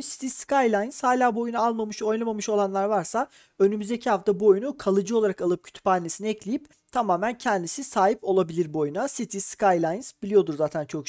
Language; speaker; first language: Turkish; native; Turkish